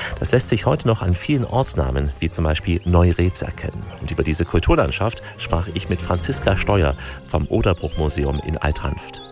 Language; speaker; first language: German; native; German